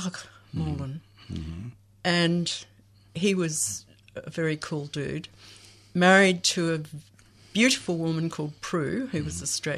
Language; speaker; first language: English; native; English